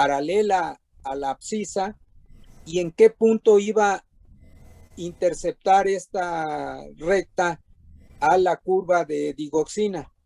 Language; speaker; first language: Spanish; native; Spanish